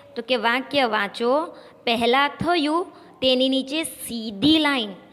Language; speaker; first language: Hindi; non-native, local second language; Gujarati